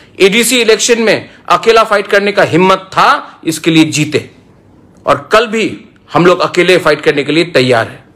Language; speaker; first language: Hindi; non-native, local second language; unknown